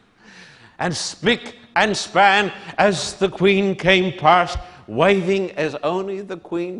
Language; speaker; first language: English; native; English